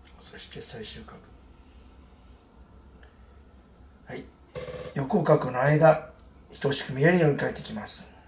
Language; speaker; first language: Japanese; native; Japanese